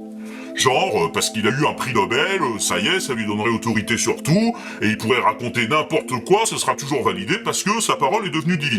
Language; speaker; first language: French; native; French